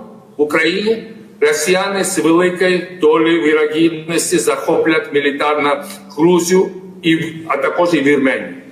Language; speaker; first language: Ukrainian; non-native, fluent; Georgian